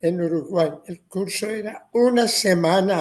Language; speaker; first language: Spanish; non-native, fluent; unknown